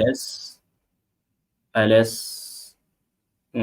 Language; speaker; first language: Spanish; non-native, learner; Arabic